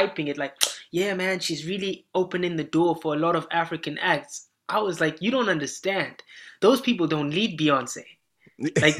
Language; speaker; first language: English; non-native, local second language; Shona